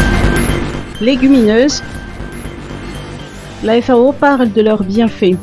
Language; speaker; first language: French; non-native, local second language; Malagasy